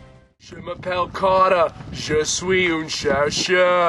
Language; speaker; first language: French; non-native, learner; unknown